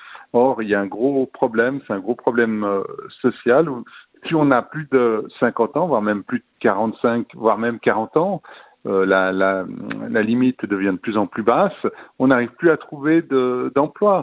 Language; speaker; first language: French; native; French